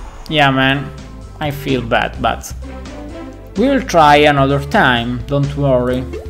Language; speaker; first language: English; non-native, fluent; Italian